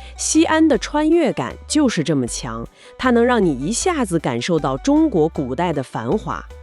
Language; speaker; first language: Chinese; native; Chinese